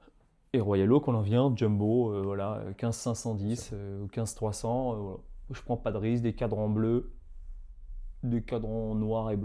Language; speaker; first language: French; native; French